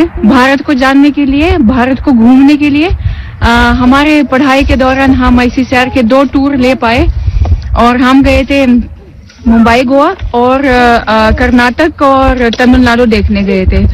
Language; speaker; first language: Hindi; non-native, fluent; Russian